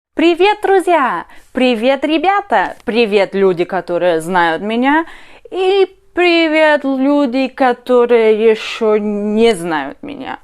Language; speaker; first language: Russian; non-native, learner; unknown